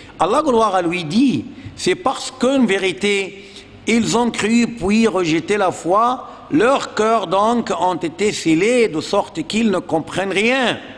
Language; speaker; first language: French; non-native, fluent; Arabic